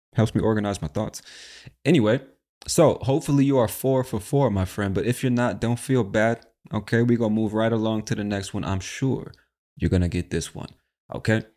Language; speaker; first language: English; native; English